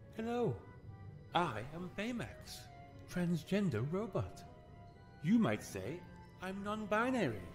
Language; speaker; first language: English; native; English